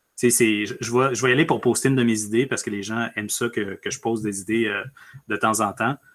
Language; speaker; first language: French; early bilingual, other home language; Spanish